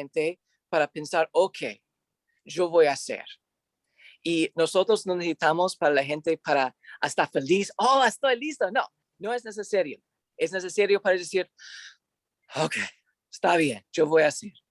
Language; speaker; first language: Spanish; non-native, learner; English